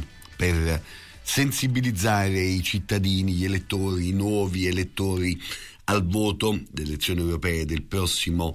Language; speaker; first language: Italian; native; Italian